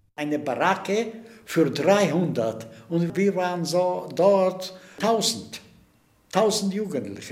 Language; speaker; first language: German; non-native, fluent; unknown